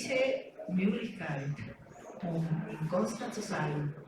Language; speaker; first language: German; non-native, learner; Spanish